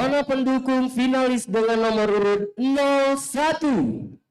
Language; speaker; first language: Indonesian; native; Indonesian